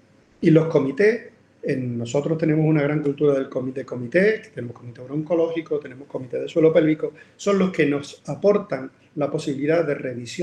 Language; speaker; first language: Spanish; native; Spanish